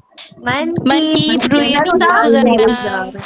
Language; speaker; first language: Persian; non-native, learner; Urdu